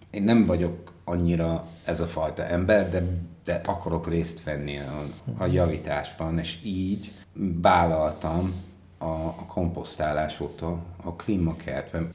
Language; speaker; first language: Hungarian; non-native, fluent; English